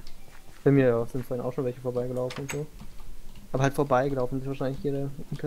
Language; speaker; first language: German; native; German